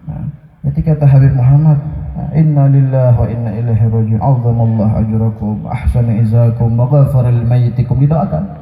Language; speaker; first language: Indonesian; non-native, local second language; Banjar